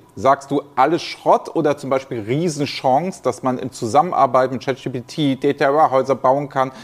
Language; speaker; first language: German; native; German